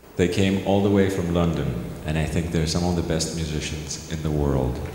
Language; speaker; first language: English; non-native, fluent; Greek